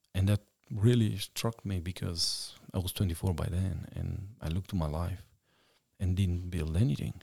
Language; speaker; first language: English; non-native, fluent; Romanian